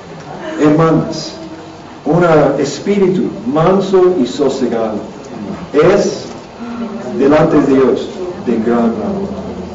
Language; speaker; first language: Spanish; non-native, learner; English